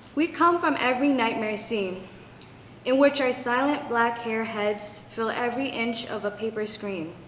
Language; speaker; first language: English; early bilingual, other home language; Vietnamese